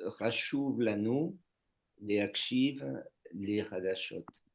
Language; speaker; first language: Hebrew; non-native, learner; French